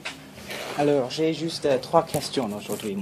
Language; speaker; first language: French; non-native, learner; English